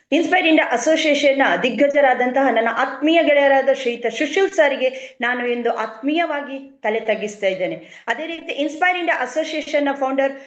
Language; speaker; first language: Kannada; native; Kannada